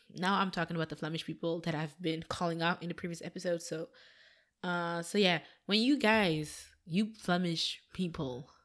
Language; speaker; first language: English; non-native, fluent; Dutch